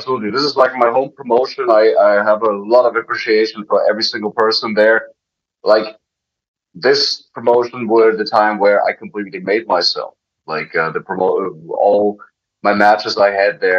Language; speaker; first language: English; non-native, fluent; German